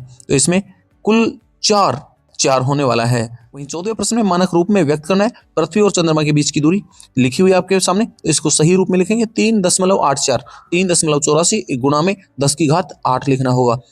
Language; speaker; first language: Hindi; native; Hindi